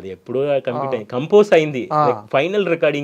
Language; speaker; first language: Telugu; non-native, local second language; Tamil